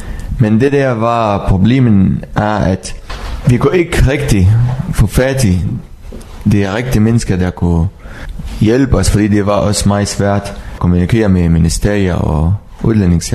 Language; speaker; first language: Danish; non-native, learner; Arabic